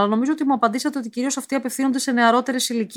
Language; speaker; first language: Greek; native; Greek